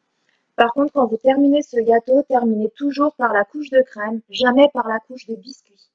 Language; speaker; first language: French; early bilingual, other home language; Portuguese